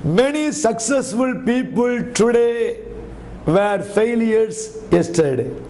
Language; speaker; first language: English; non-native, local second language; Tamil